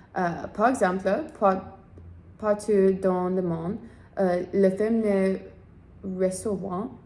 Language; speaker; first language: French; non-native, learner; English